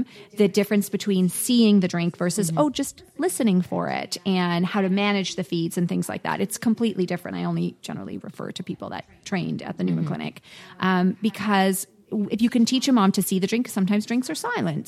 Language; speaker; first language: English; native; English